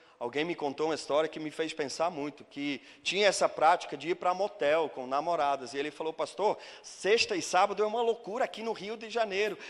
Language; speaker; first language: Portuguese; non-native, fluent; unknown